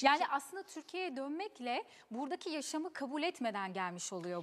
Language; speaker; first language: Turkish; native; Turkish